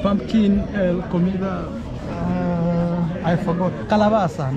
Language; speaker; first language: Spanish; non-native, learner; English